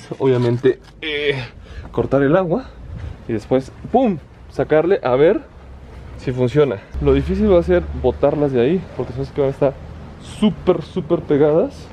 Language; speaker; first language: Spanish; native; Spanish